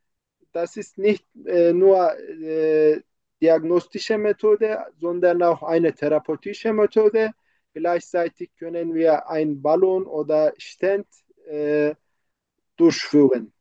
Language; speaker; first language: German; non-native, fluent; Turkish